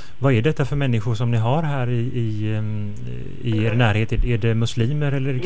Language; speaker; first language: Swedish; native; Swedish